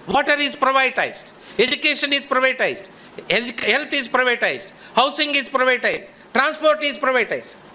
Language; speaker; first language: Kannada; non-native, local second language; Telugu